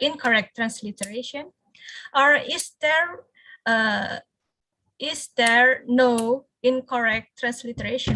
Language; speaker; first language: English; non-native, fluent; Indonesian